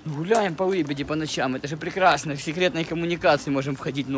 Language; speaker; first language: Russian; native; Russian